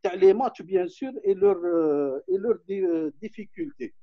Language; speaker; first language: French; non-native, local second language; Arabic